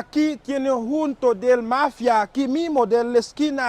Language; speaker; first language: Spanish; non-native, learner; Haitian Creole